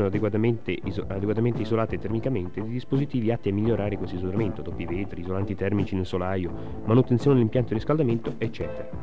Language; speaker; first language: Italian; native; Italian